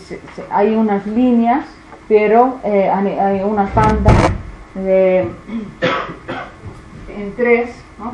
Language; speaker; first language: Spanish; non-native, fluent; Icelandic